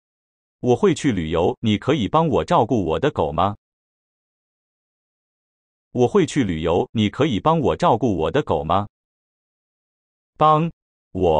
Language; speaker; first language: Chinese; non-native, learner; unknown